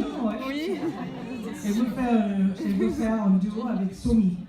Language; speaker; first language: French; non-native, fluent; Korean